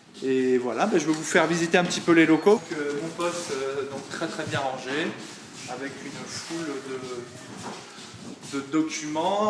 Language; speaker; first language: French; native; French